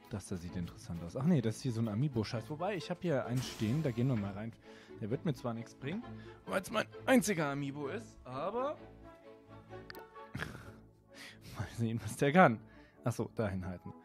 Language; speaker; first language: German; native; German